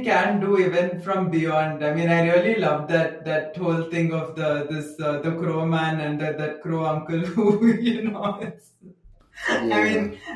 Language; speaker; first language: English; non-native, local second language; Tamil